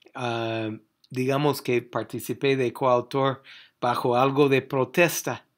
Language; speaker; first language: Spanish; non-native, fluent; English